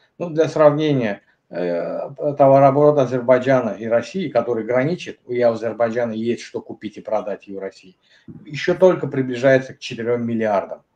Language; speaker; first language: Russian; non-native, local second language; Azerbaijani